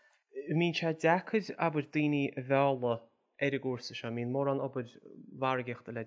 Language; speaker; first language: Irish; native; Irish